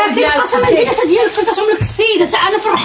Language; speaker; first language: Arabic; native; Arabic